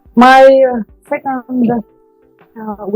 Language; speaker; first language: English; non-native, learner; Russian